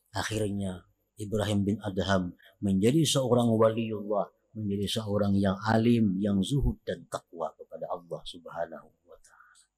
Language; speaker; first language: Indonesian; non-native, local second language; Banjar